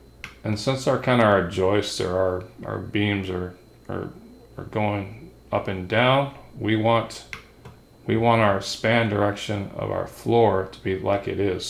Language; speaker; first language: English; native; English